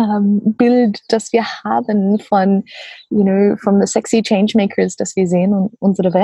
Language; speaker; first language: German; non-native, learner; English